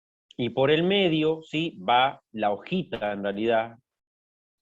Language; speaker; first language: Spanish; native; Spanish